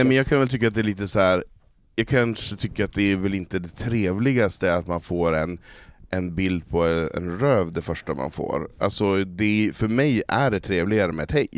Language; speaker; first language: Swedish; native; Swedish